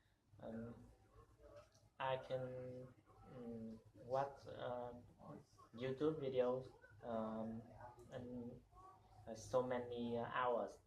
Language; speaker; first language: English; non-native, learner; Vietnamese